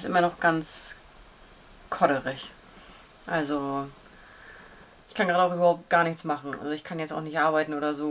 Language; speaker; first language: German; native; German